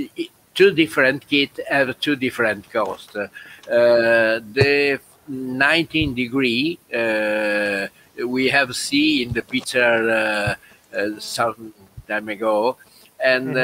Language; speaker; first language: English; non-native, learner; Italian